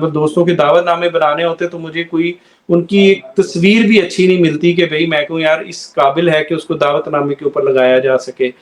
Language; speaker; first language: Urdu; non-native, local second language; Punjabi